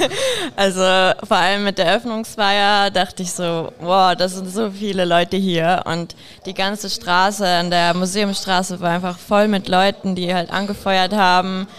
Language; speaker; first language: German; native; German